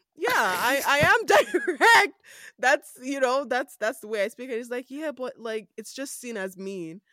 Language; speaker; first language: English; non-native, local second language; Yoruba